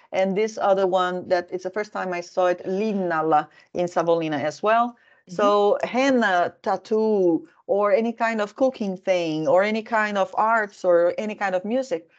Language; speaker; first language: English; non-native, fluent; Portuguese